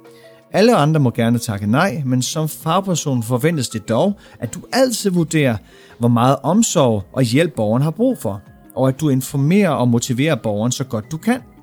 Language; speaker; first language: Danish; native; Danish